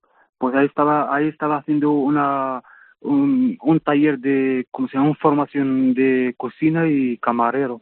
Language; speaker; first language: Spanish; non-native, fluent; Arabic